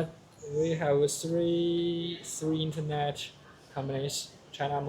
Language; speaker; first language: English; non-native, learner; Chinese